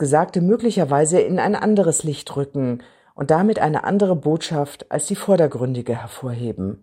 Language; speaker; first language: German; native; German